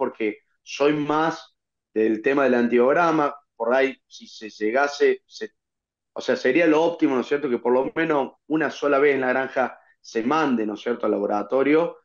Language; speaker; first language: Spanish; native; Spanish